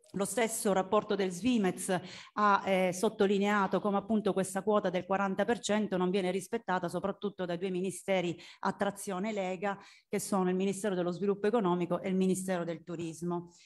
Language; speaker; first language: Italian; native; Italian